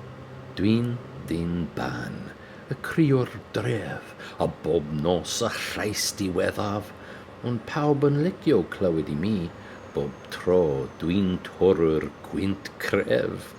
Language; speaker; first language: Welsh; non-native, learner; English